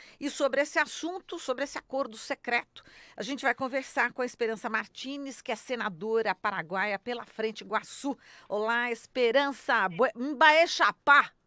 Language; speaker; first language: Portuguese; native; Portuguese